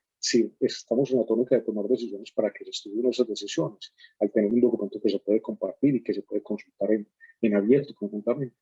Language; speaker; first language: Spanish; native; Spanish